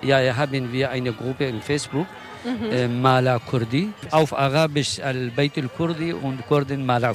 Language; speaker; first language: German; non-native, learner; Kurdish